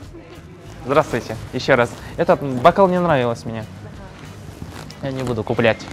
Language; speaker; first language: Russian; non-native, local second language; Kazakh